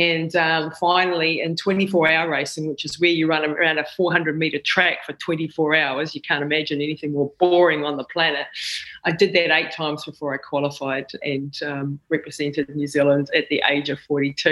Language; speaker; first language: English; native; English